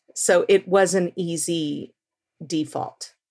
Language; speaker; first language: English; native; English